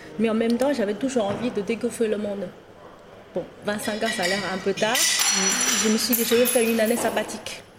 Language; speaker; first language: French; non-native, fluent; Chinese